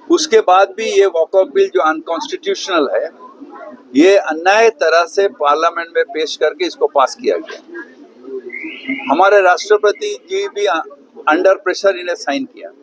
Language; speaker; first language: Hindi; non-native, local second language; Bangla